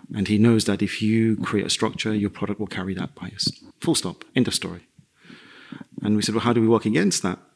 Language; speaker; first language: English; native; English